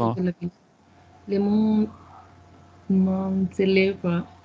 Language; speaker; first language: French; non-native, learner; Spanish